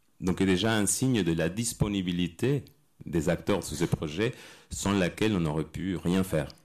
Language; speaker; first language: French; non-native, fluent; Spanish